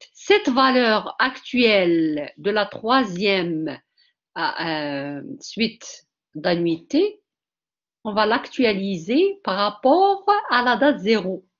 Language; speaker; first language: French; non-native, local second language; Arabic